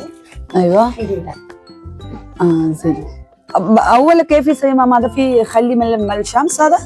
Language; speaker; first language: Arabic; non-native, learner; Malayalam